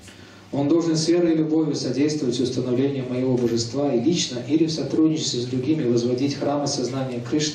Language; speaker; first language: Russian; native; Russian